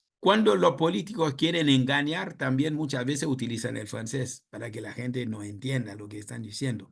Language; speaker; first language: Spanish; non-native, fluent; Haitian Creole